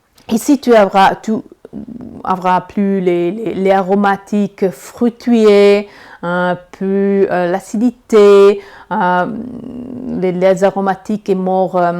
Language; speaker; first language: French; non-native, learner; Italian